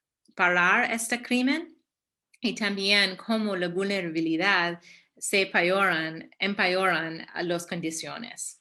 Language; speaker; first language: Spanish; early bilingual, heritage; Spanish